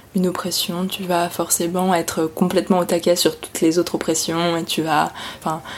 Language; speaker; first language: French; native; French